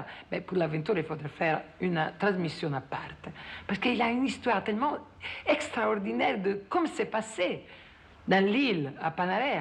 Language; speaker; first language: French; non-native, fluent; Italian